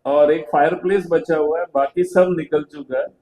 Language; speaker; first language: Hindi; non-native, local second language; Marathi